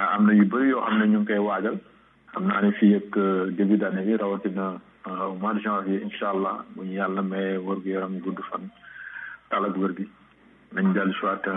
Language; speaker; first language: French; non-native, local second language; Wolof